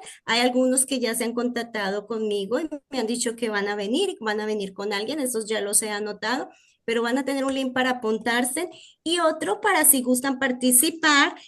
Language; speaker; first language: Spanish; native; Spanish